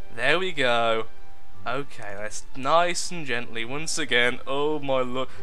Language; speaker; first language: English; native; English